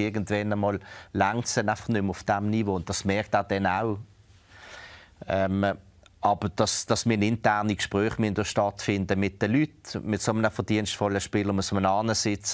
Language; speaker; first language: German; native; German